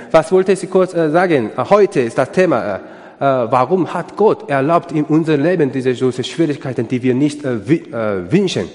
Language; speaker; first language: German; non-native, learner; Korean